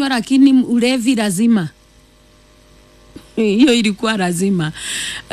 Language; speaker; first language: Swahili; non-native, local second language; Kikuyu